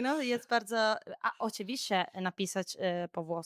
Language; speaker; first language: Polish; non-native, learner; Italian